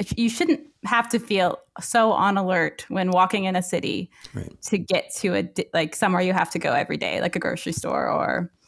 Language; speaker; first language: English; native; English